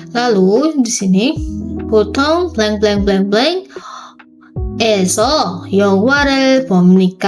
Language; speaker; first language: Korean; non-native, fluent; Indonesian